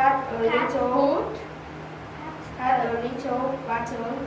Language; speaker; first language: English; non-native, learner; Vietnamese